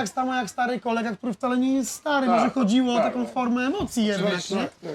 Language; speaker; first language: Polish; native; Polish